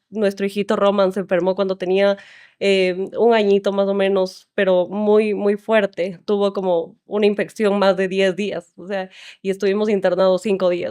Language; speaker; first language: Spanish; native; Spanish